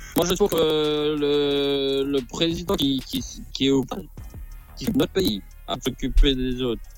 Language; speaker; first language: French; native; French